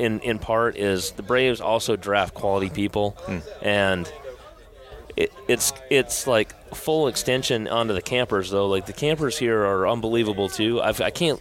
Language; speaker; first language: English; native; English